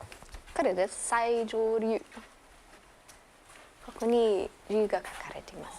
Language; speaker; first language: Japanese; non-native, fluent; German